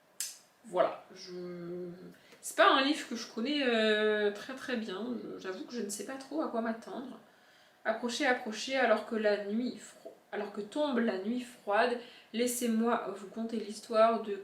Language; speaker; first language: French; native; French